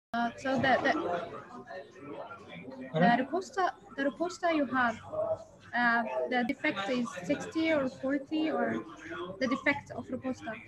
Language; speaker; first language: English; non-native, fluent; Arabic